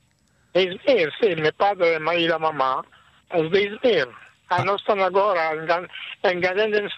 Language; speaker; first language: Spanish; early bilingual, heritage; Ladino